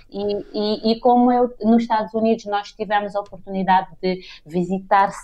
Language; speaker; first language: Portuguese; non-native, local second language; Kabuverdianu